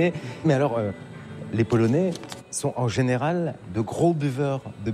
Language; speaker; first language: French; native; French